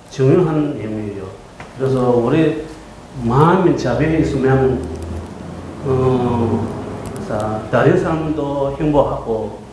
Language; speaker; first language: Korean; non-native, learner; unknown